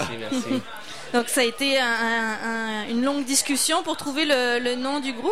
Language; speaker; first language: French; native; French